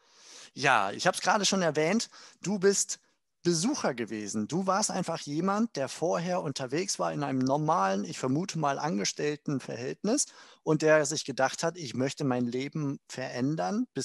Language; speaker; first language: German; native; German